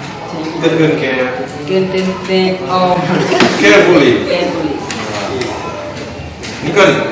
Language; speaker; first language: English; non-native, learner; Indonesian